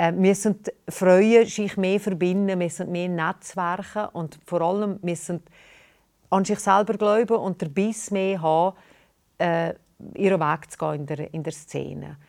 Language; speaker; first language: German; native; German